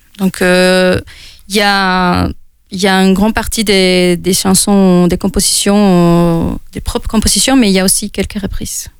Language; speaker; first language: French; non-native, fluent; Spanish